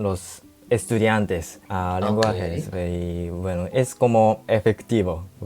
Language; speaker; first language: Spanish; non-native, learner; Japanese